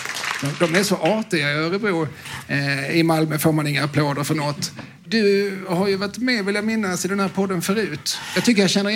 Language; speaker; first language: Swedish; native; Swedish